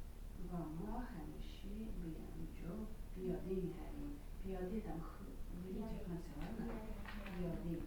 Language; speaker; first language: Persian; non-native, fluent; Russian